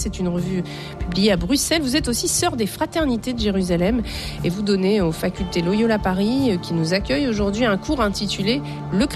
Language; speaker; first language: French; native; French